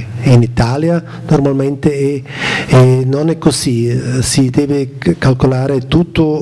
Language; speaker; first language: Italian; non-native, learner; German